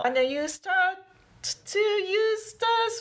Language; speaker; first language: English; non-native, learner; Japanese